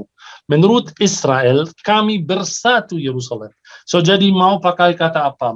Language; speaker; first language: Indonesian; non-native, fluent; Arabic